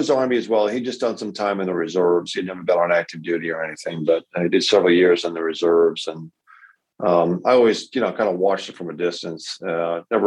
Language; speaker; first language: English; native; English